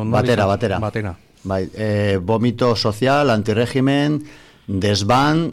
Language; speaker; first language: Basque; non-native, local second language; Spanish